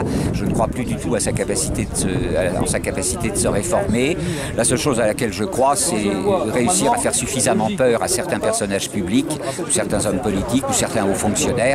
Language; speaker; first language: French; native; French